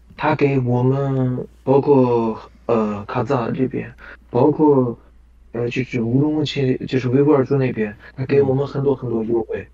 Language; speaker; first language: Chinese; non-native, local second language; Kazakh